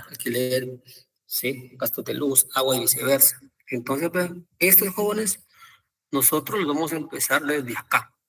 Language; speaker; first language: Spanish; native; Spanish